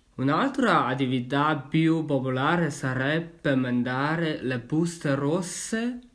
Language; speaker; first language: Italian; non-native, learner; Chinese